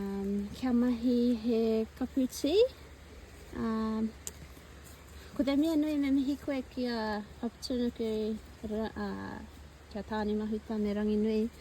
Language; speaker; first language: Māori; non-native, local second language; English